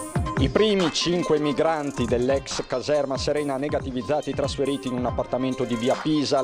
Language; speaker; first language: Italian; native; Italian